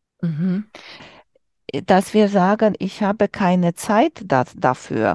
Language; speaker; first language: German; non-native, learner; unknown